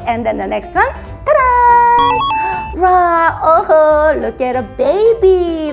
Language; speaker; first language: English; non-native, fluent; Korean